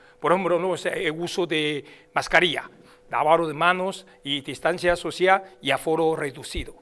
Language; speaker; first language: Spanish; non-native, fluent; Chinese